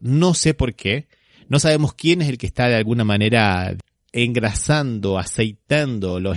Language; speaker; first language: Spanish; native; Spanish